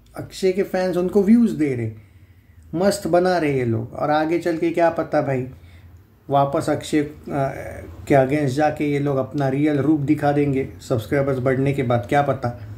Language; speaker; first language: Hindi; non-native, local second language; Marathi